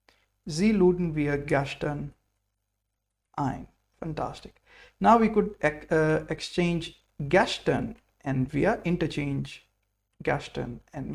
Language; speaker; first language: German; non-native, fluent; English